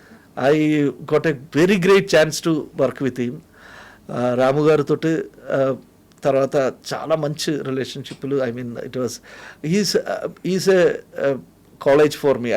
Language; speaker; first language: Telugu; non-native, fluent; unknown